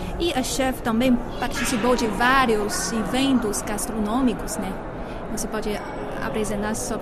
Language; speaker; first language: Portuguese; non-native, fluent; Chinese